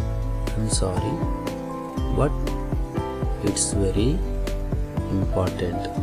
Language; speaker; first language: English; non-native, local second language; Telugu